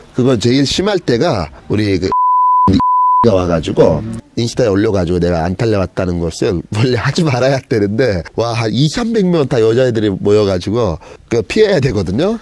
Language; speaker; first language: Korean; non-native, fluent; Turkish